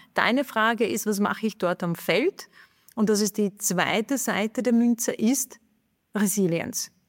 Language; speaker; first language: German; non-native, fluent; Czech